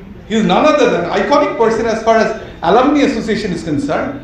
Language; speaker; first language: English; non-native, local second language; Bangla